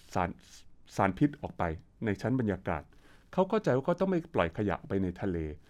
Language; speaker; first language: Thai; native; Thai